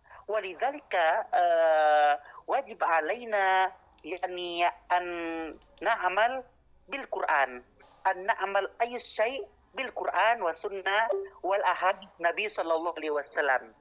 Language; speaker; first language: Arabic; non-native, learner; Indonesian